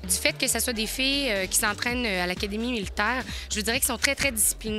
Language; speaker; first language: French; native; French